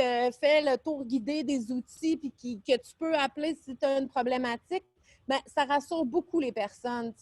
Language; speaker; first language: French; native; French